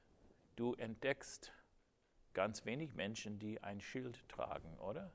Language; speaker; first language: German; non-native, fluent; English